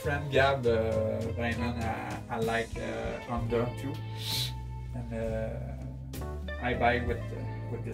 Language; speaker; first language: English; non-native, learner; French